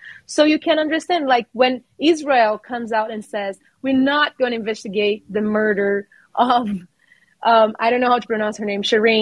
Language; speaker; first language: English; non-native, fluent; Portuguese